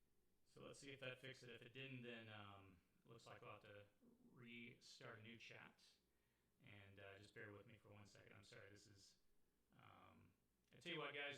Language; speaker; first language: English; native; English